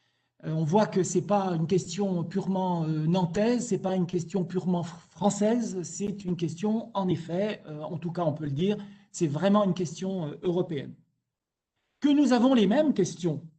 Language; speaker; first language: French; native; French